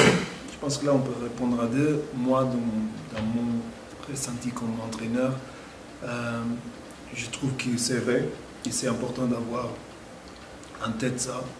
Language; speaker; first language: French; non-native, fluent; Portuguese